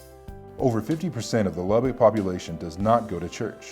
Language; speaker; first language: English; native; English